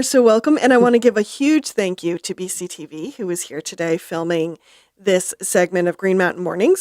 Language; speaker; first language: English; native; English